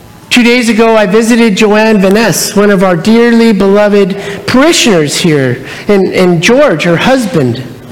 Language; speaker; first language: English; native; English